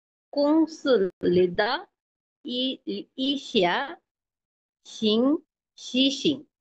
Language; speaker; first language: Chinese; non-native, learner; Bangla